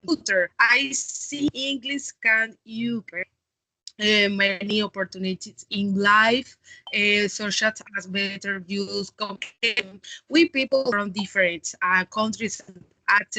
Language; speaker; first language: English; non-native, learner; Spanish